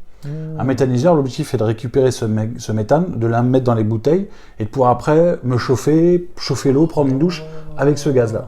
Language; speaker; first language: French; native; French